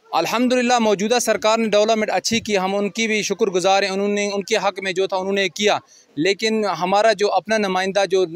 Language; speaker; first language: Urdu; non-native, local second language; Kashmiri